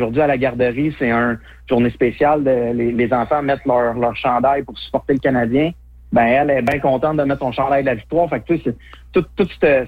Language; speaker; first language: French; native; French